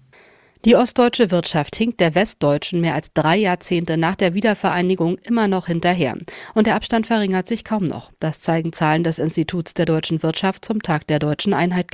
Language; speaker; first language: German; native; German